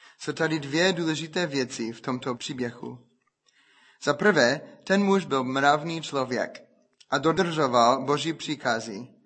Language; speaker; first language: Czech; non-native, fluent; English